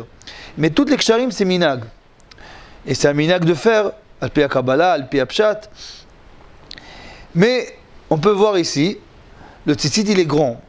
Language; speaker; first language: French; non-native, learner; Hebrew